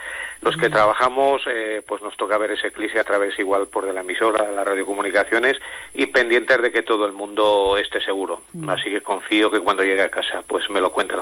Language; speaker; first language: Spanish; native; Spanish